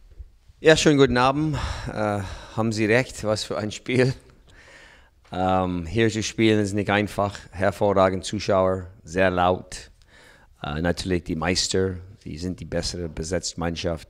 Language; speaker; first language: German; non-native, fluent; English